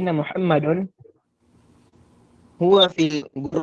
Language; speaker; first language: Arabic; non-native, learner; Filipino